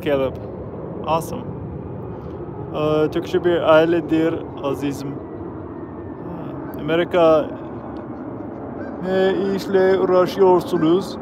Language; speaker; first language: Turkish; non-native, learner; English